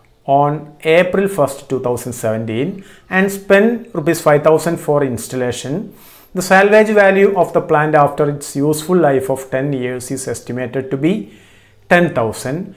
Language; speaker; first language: English; non-native, local second language; Malayalam